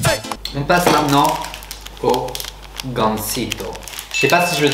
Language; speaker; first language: French; native; French